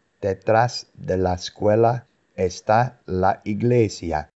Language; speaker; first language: Spanish; non-native, fluent; Dutch